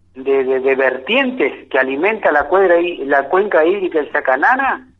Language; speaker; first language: Spanish; native; Spanish